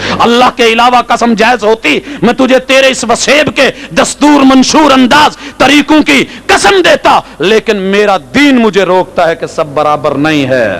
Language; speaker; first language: Urdu; non-native, local second language; Punjabi